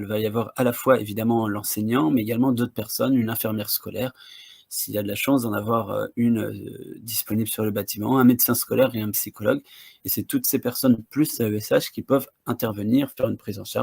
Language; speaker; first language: French; native; French